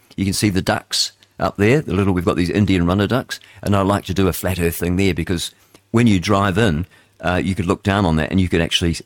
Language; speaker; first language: English; native; English